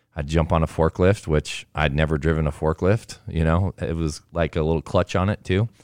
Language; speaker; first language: English; native; English